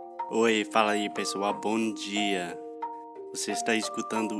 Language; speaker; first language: Portuguese; non-native, fluent; English